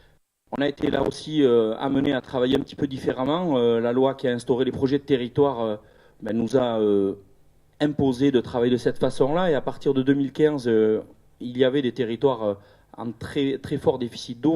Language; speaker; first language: French; native; French